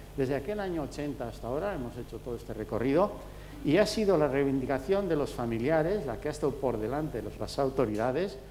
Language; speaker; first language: Spanish; native; Spanish